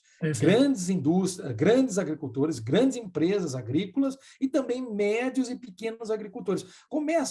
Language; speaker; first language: Portuguese; native; Portuguese